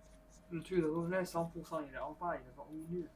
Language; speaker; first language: French; non-native, learner; Chinese